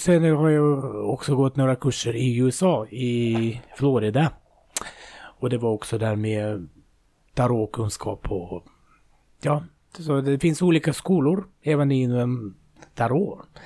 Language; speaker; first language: Swedish; non-native, fluent; Russian